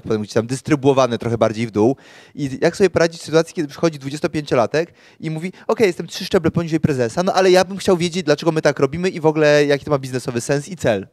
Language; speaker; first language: Polish; native; Polish